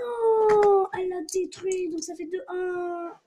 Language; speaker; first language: French; native; French